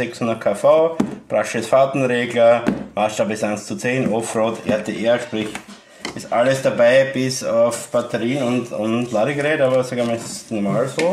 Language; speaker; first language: German; native; German